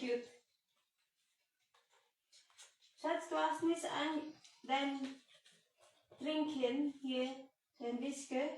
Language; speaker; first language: German; non-native, learner; Filipino